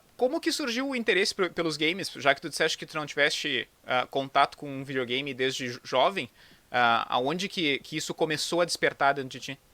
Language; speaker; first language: Portuguese; native; Portuguese